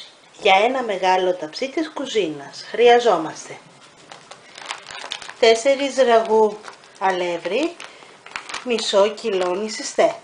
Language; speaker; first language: Greek; native; Greek